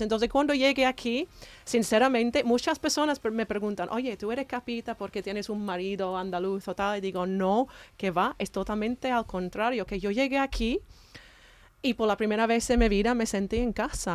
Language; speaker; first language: Spanish; non-native, fluent; English